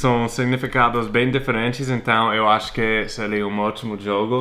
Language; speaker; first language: Portuguese; non-native, fluent; English